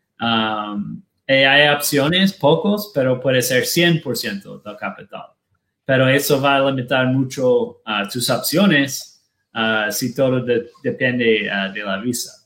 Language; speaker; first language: Spanish; non-native, learner; Portuguese